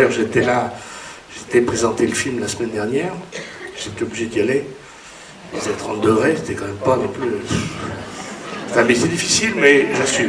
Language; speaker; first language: French; native; French